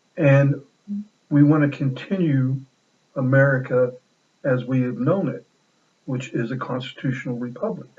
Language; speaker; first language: English; native; English